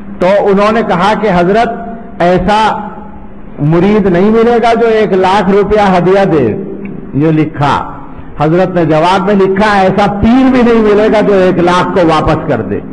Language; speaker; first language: Urdu; native; Urdu